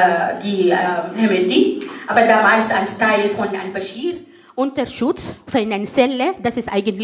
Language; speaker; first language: German; non-native, fluent; Arabic